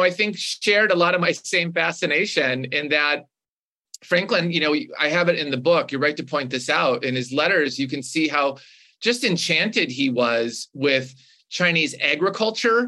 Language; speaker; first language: English; native; English